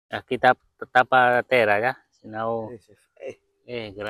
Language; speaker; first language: Spanish; non-native, learner; Vietnamese